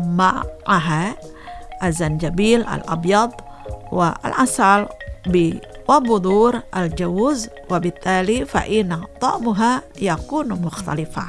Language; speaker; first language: Arabic; non-native, fluent; Indonesian